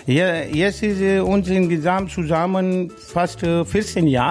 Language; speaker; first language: German; non-native, learner; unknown